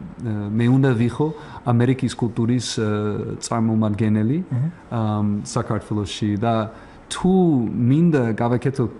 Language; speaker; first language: Georgian; non-native, learner; English